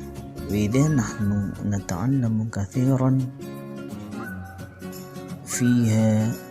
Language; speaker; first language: Arabic; non-native, learner; Indonesian